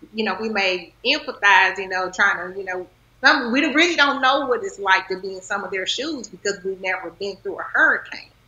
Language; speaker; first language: English; native; English